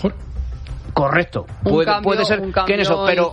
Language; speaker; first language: Spanish; native; Spanish